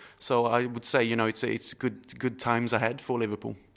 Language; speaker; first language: English; non-native, fluent; Swedish